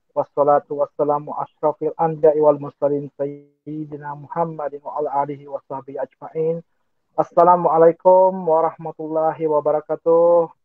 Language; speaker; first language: Malay; non-native, local second language; Iban